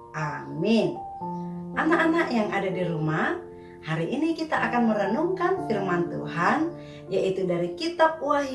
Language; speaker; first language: Indonesian; native; Indonesian